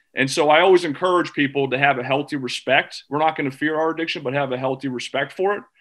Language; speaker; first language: English; native; English